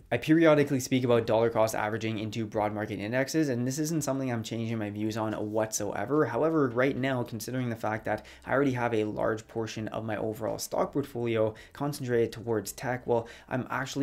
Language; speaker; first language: English; native; English